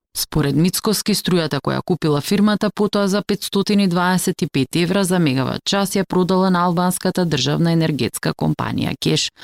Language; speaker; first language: Macedonian; native; Macedonian